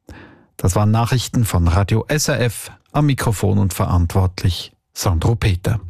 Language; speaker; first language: German; native; German